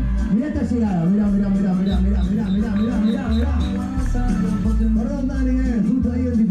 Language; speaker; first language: Spanish; native; Spanish